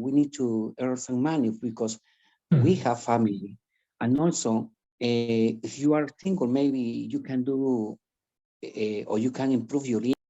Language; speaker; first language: English; non-native, fluent; Spanish